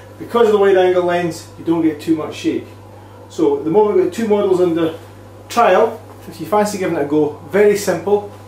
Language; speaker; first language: English; native; English